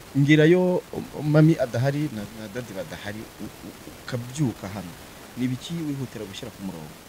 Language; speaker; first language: Kinyarwanda; native; Kinyarwanda